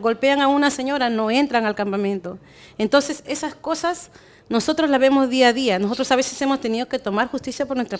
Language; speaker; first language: Spanish; native; Spanish